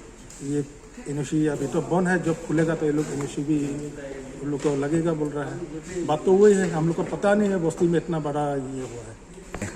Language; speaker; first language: Hindi; non-native, local second language; Khasi